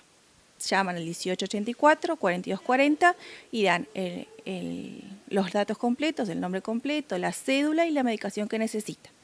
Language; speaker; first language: Spanish; native; Spanish